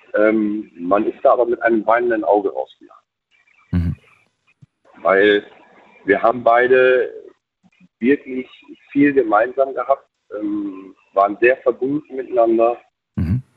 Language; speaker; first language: German; native; German